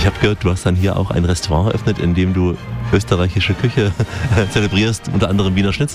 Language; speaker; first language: German; native; German